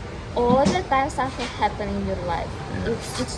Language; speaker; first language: English; non-native, learner; Russian